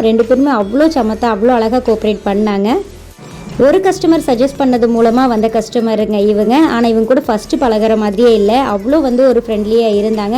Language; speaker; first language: Tamil; native; Tamil